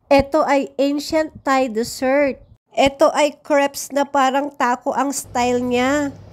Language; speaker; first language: Filipino; non-native, local second language; Iloko